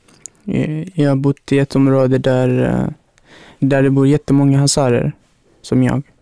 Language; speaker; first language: Swedish; non-native, learner; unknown